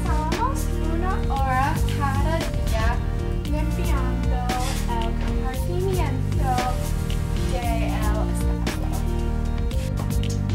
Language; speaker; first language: Spanish; non-native, learner; English